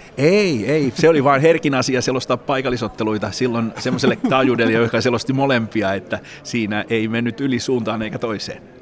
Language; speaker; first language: Finnish; native; Finnish